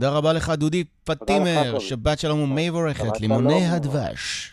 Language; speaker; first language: Hebrew; native; Hebrew